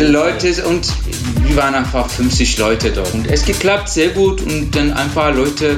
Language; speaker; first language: German; non-native, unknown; Turkish